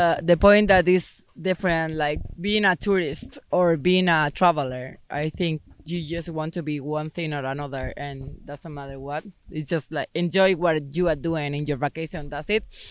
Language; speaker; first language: English; non-native, fluent; Spanish